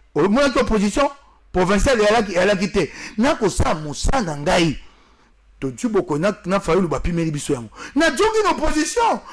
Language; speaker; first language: Lingala; native; Lingala